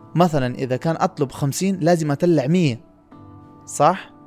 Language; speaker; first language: Arabic; non-native, fluent; Urdu